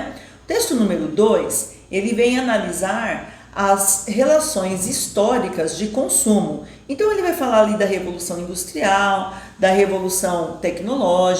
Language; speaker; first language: Portuguese; native; Portuguese